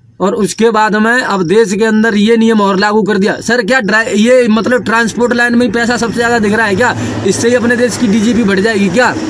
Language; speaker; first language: Hindi; native; Hindi